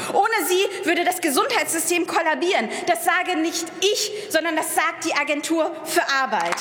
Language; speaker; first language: German; early bilingual, other home language; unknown